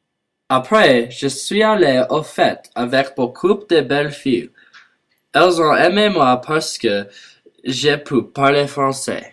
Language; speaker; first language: French; non-native, learner; English